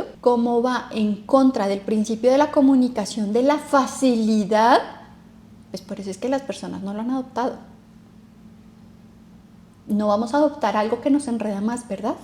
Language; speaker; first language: Spanish; native; Spanish